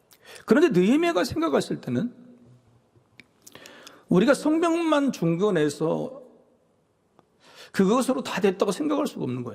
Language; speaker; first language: Korean; native; Korean